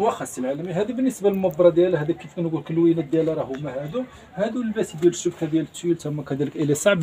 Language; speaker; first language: Arabic; native; Arabic